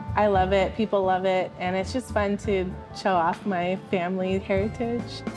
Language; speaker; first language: English; native; English